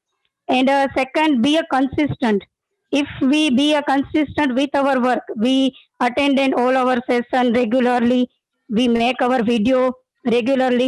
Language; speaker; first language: English; non-native, learner; Gujarati